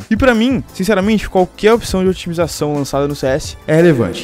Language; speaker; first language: Portuguese; native; Portuguese